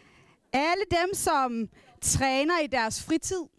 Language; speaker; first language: Danish; non-native, local second language; Kalaallisut